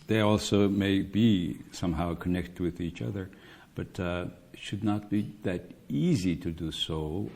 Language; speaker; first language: English; non-native, fluent; Mongolian